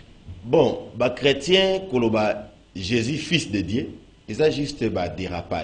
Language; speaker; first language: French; non-native, local second language; Lingala